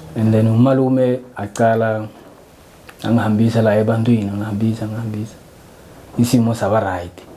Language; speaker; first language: Zulu; non-native, local second language; Northern Sotho